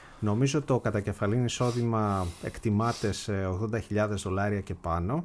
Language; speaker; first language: Greek; native; Greek